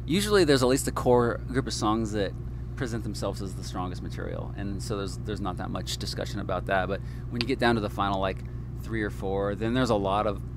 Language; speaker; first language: English; native; English